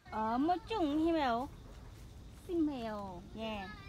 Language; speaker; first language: Korean; non-native, learner; Khmer